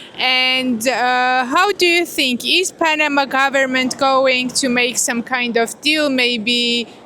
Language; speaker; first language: English; non-native, learner; Georgian